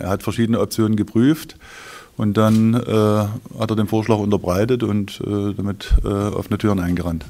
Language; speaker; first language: German; native; German